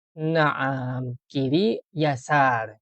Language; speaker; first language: Arabic; non-native, fluent; Malay